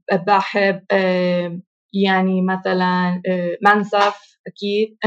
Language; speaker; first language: Arabic; non-native, learner; Spanish